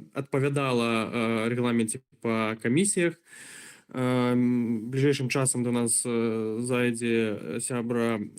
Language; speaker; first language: Belarusian; non-native, local second language; Russian